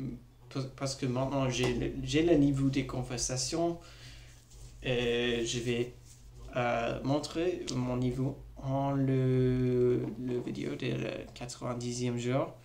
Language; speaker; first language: French; non-native, learner; English